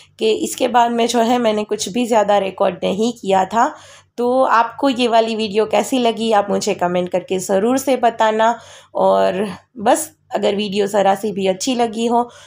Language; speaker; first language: Hindi; non-native, local second language; Gujarati